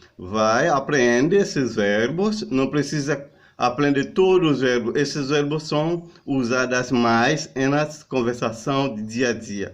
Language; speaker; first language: Portuguese; non-native, learner; Haitian Creole